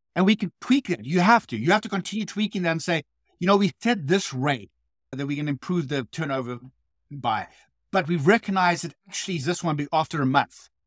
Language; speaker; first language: English; native; English